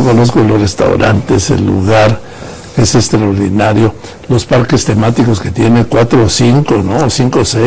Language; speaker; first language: Spanish; native; Spanish